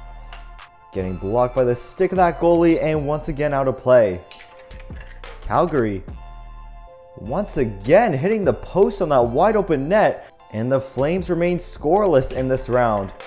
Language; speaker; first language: English; native; English